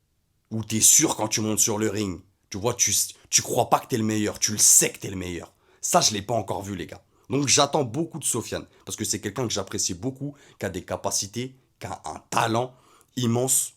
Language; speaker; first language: French; native; French